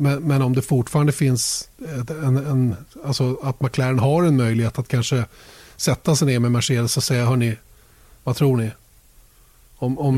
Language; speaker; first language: Swedish; native; Swedish